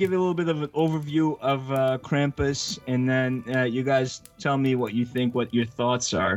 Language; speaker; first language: English; early bilingual, other home language; Arabic